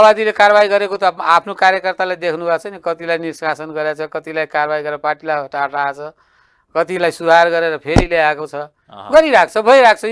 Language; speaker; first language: Nepali; native; Nepali